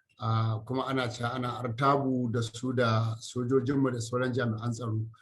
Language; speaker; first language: Hausa; native; Hausa